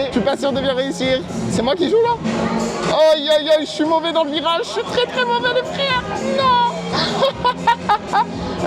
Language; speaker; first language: French; native; French